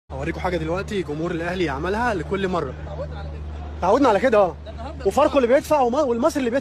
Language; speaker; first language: Arabic; native; Arabic